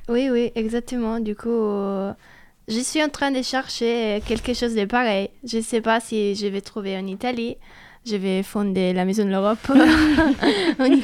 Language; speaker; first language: French; non-native, fluent; Italian